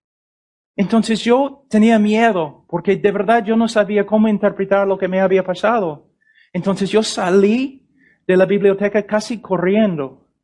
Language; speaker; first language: Spanish; non-native, fluent; English